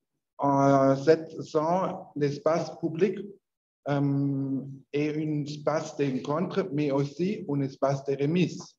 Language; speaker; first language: French; non-native, learner; Spanish